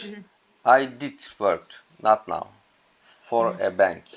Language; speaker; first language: English; non-native, learner; Turkish